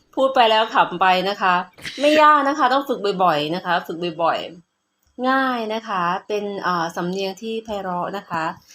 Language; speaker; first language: Thai; non-native, local second language; Northern Khmer